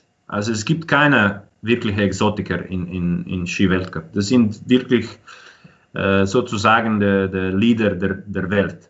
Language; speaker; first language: German; non-native, fluent; Croatian